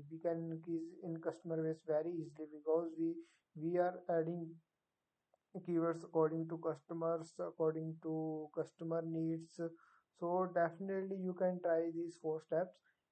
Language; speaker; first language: English; non-native, local second language; Punjabi